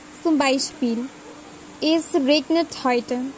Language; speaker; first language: German; non-native, learner; Bangla